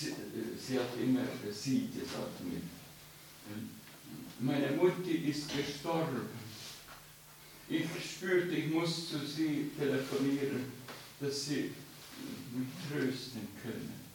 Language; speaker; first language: German; non-native, fluent; Estonian